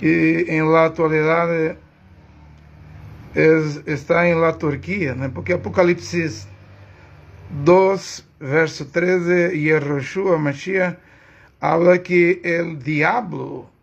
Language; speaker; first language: Spanish; non-native, learner; Portuguese